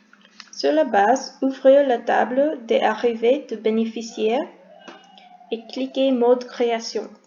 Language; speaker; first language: French; non-native, learner; English